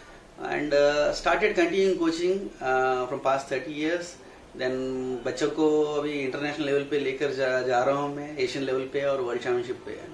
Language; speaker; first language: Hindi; non-native, local second language; Telugu